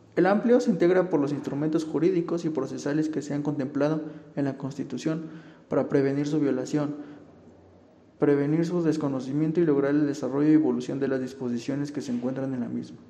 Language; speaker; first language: Spanish; native; Spanish